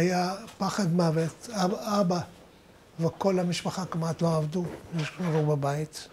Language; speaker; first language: Hebrew; non-native, fluent; Arabic